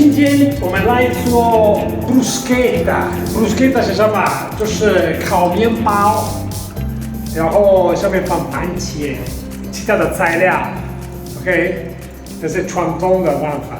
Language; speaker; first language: Chinese; non-native, fluent; Italian